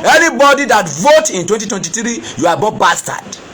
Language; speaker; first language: English; non-native, local second language; Yoruba